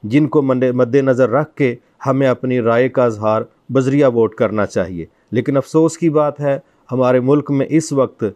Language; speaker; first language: Urdu; non-native, local second language; Punjabi